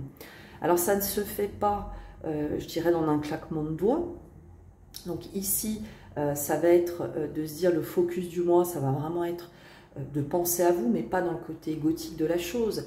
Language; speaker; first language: French; native; French